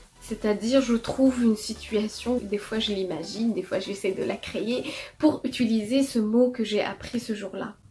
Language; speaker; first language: French; non-native, local second language; Arabic